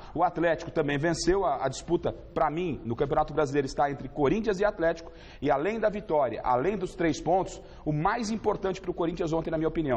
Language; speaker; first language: Portuguese; native; Portuguese